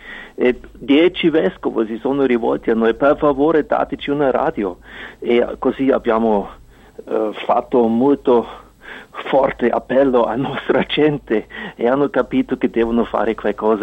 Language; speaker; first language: Italian; non-native, fluent; German